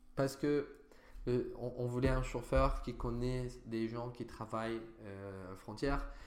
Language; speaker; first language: French; non-native, fluent; Arabic